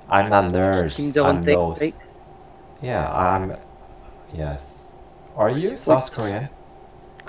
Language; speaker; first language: English; non-native, learner; Korean